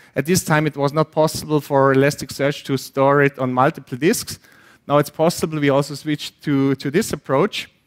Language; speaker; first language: English; non-native, fluent; German